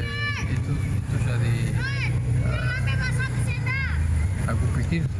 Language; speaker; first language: Indonesian; non-native, fluent; Spanish